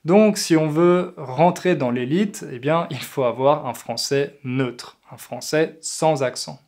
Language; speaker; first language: French; native; French